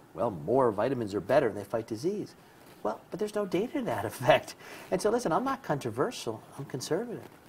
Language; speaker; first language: English; native; English